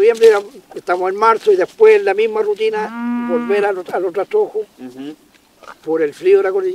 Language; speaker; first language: Spanish; native; Spanish